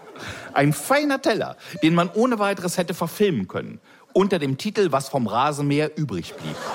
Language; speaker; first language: German; native; German